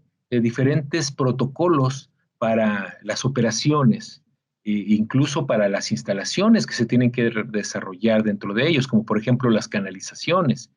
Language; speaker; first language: Spanish; native; Spanish